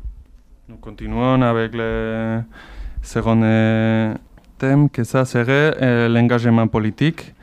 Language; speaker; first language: French; non-native, fluent; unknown